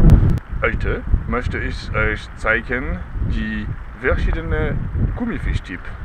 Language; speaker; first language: German; non-native, learner; French